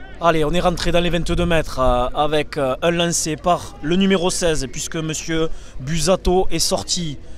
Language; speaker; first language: French; native; French